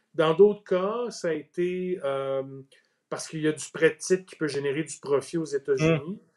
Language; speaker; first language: French; native; French